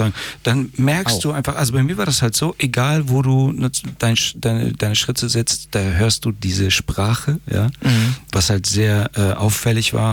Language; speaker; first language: German; early bilingual, other home language; Persian